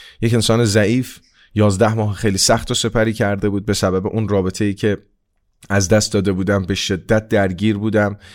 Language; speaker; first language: Persian; non-native, local second language; Kurdish